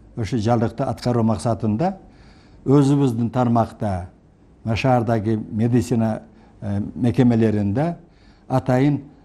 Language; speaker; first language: Kyrgyz; non-native, local second language; Uzbek